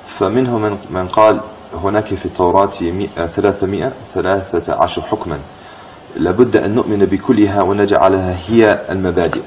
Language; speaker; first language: Arabic; non-native, fluent; English